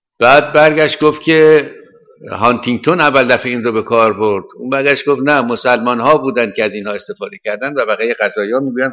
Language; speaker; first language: Persian; native; Persian